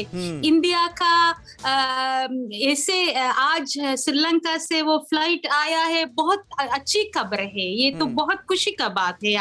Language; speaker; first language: Hindi; non-native, learner; Sinhala